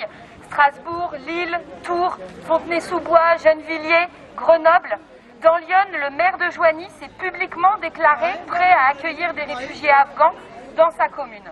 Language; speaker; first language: French; native; French